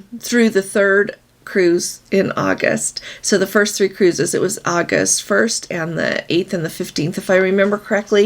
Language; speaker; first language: English; native; English